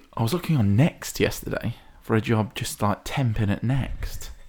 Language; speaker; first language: English; native; English